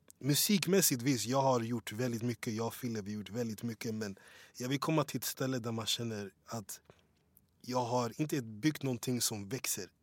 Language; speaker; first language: Swedish; early bilingual, other home language; English